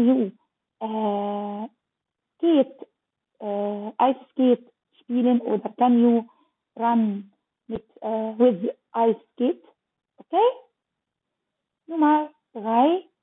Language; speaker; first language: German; non-native, learner; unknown